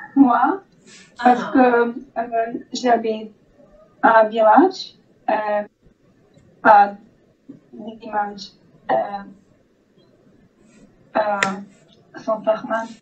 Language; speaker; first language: French; non-native, learner; Czech